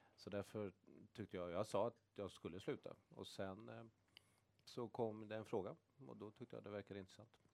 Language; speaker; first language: Swedish; native; Swedish